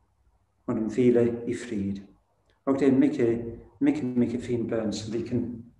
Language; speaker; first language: Swedish; non-native, fluent; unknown